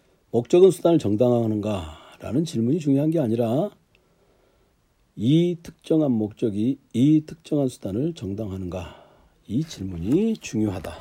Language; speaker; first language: Korean; native; Korean